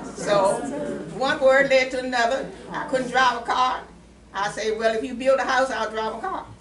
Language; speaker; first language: English; native; English